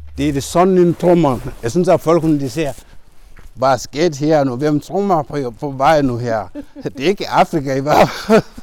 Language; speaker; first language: Danish; non-native, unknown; Mandingo